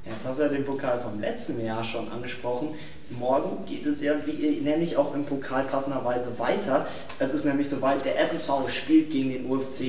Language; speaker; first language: German; native; German